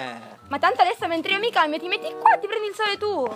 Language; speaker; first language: Italian; native; Italian